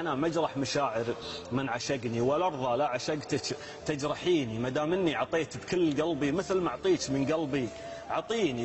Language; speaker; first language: Arabic; native; Arabic